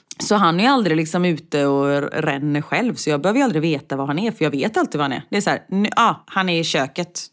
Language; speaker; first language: Swedish; native; Swedish